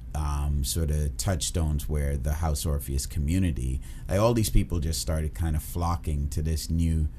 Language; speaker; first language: English; early bilingual, other home language; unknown